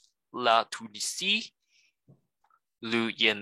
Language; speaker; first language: French; non-native, learner; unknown